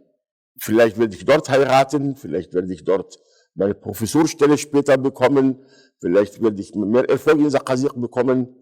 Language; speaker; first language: German; non-native, fluent; Arabic